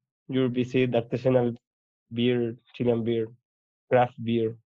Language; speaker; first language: English; non-native, learner; Spanish